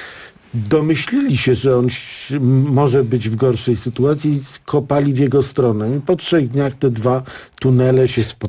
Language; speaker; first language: Polish; native; Polish